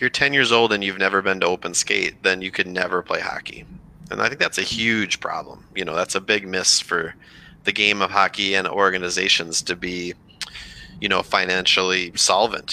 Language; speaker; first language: English; native; English